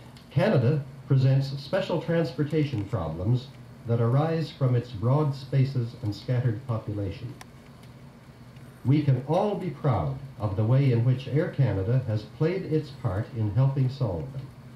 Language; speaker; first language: English; native; English